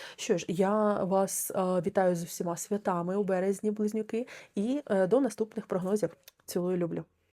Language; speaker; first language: Ukrainian; non-native, local second language; Russian